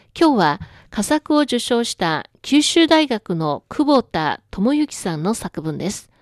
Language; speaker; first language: Japanese; non-native, fluent; Chinese